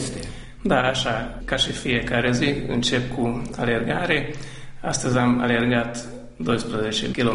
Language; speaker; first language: Romanian; non-native, local second language; Hungarian